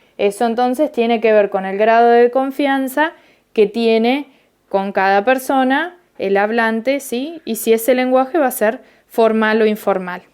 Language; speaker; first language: Spanish; native; Spanish